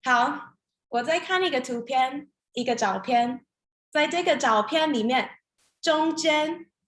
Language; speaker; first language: Chinese; non-native, learner; English